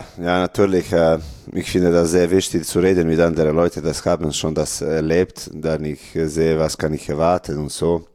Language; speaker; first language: German; non-native, learner; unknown